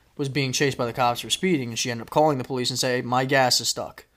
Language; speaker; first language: English; native; English